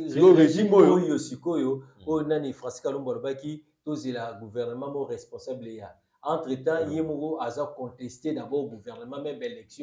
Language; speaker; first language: French; non-native, local second language; Lingala